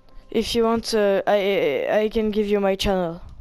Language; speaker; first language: English; non-native, learner; French